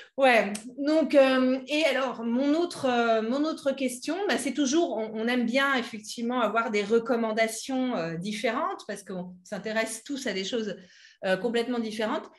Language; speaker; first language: French; native; French